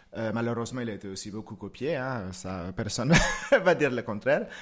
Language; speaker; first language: French; non-native, fluent; Spanish